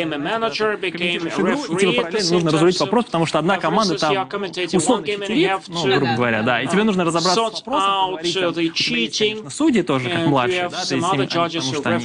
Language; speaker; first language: Russian; native; Russian